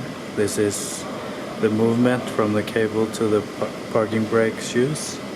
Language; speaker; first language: English; non-native, fluent; Icelandic